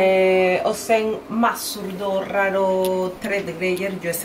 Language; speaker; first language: Swedish; non-native, learner; Spanish